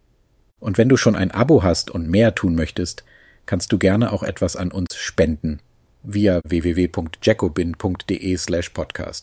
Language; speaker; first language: German; native; German